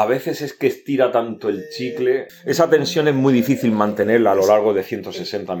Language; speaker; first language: Spanish; native; Spanish